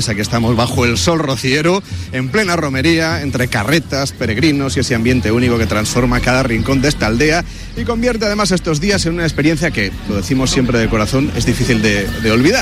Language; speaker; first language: Spanish; native; Spanish